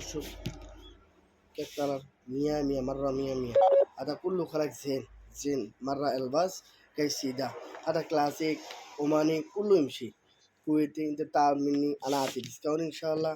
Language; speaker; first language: Arabic; non-native, learner; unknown